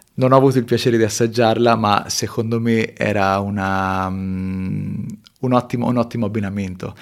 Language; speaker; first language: Italian; early bilingual, other home language; Spanish